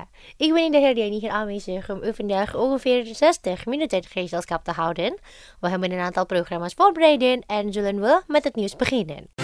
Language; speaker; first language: Dutch; non-native, fluent; Indonesian